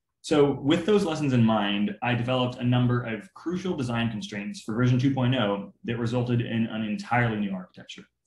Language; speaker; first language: English; native; English